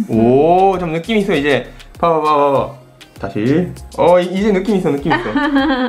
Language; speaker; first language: Korean; non-native, fluent; Japanese